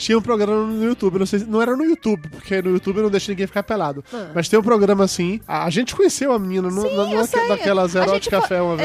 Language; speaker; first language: Portuguese; native; Portuguese